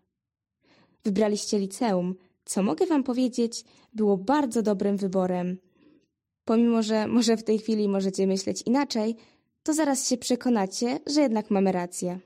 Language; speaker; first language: Polish; native; Polish